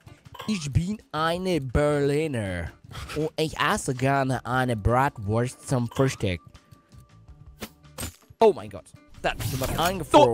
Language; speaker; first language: German; native; German